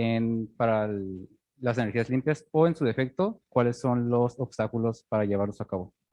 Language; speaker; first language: Spanish; native; Spanish